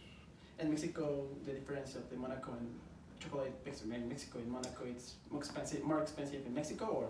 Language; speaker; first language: English; non-native, learner; Spanish